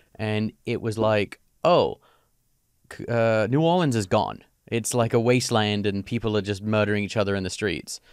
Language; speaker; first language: English; native; English